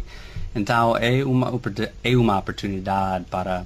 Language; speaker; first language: Portuguese; non-native, fluent; English